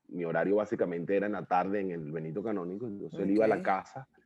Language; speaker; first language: Spanish; native; Spanish